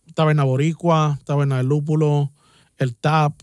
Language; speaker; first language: Spanish; native; Spanish